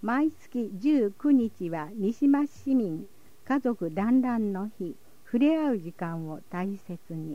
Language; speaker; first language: Japanese; native; Japanese